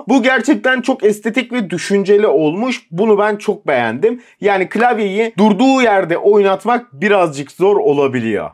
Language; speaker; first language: Turkish; native; Turkish